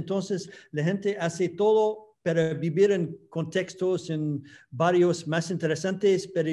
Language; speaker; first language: Spanish; non-native, fluent; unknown